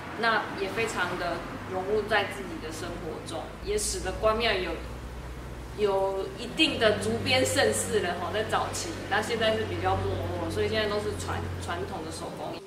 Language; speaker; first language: Chinese; native; Chinese